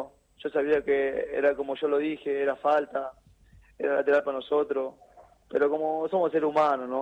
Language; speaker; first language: Spanish; native; Spanish